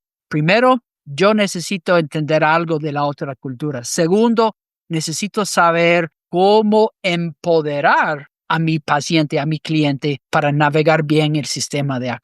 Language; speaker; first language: Spanish; non-native, fluent; English